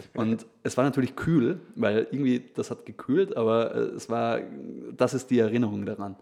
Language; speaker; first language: German; native; German